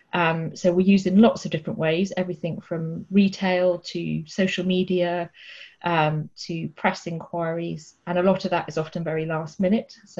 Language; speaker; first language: English; native; English